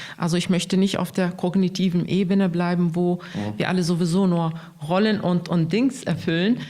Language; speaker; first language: German; non-native, fluent; Arabic